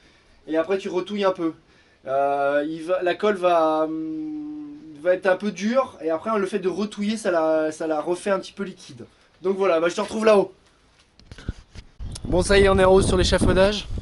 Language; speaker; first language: French; native; French